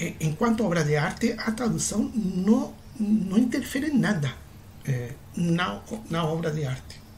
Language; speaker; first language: Portuguese; non-native, fluent; Spanish